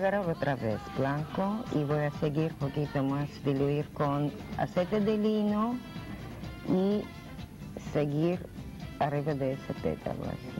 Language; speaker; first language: Spanish; non-native, learner; Russian